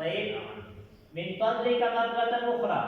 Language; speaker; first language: Arabic; non-native, fluent; Pashto